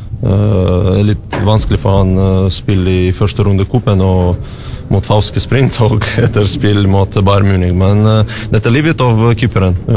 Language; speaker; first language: Norwegian; non-native, learner; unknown